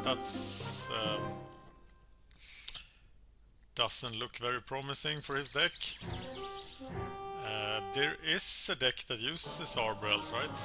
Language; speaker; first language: English; non-native, fluent; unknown